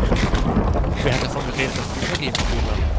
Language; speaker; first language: German; native; German